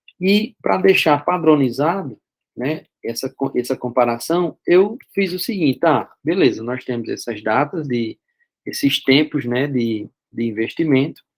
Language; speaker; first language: Portuguese; native; Portuguese